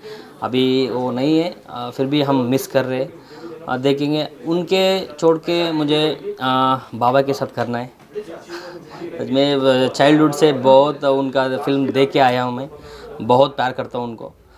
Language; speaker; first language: Hindi; non-native, local second language; Kannada